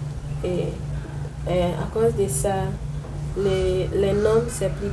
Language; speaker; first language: French; non-native, learner; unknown